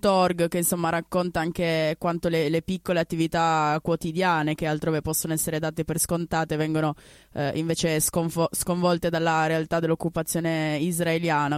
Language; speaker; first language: Italian; native; Italian